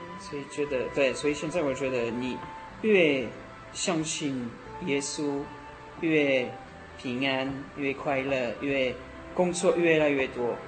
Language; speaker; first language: Chinese; non-native, learner; French